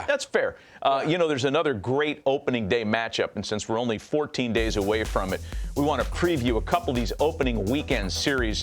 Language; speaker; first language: English; native; English